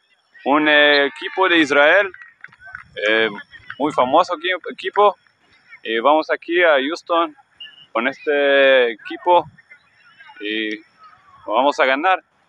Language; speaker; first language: Spanish; non-native, learner; Hebrew